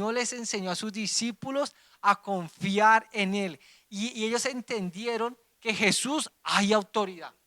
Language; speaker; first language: Spanish; native; Spanish